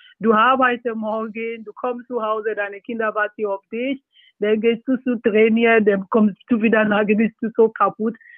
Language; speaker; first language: German; non-native, learner; Yoruba